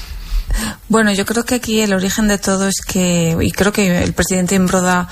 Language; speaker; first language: Spanish; native; Spanish